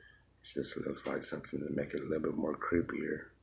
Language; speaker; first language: English; native; English